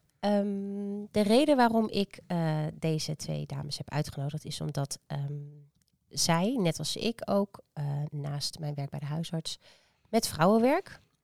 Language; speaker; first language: Dutch; native; Dutch